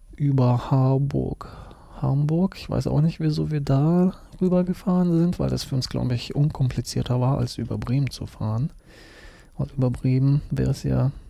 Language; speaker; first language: German; early bilingual, other home language; Russian